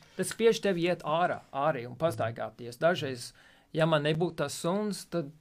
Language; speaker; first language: Latvian; non-native, fluent; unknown